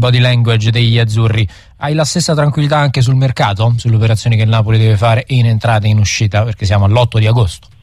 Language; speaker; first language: Italian; native; Italian